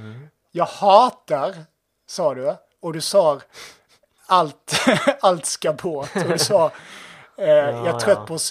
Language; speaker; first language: Swedish; native; Swedish